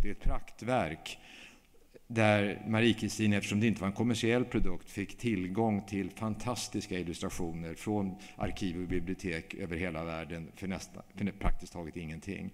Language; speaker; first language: Swedish; native; Swedish